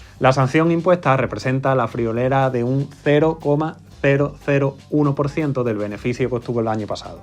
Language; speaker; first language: Spanish; native; Spanish